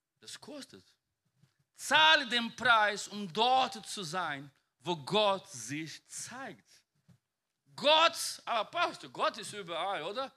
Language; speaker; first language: German; non-native, fluent; Portuguese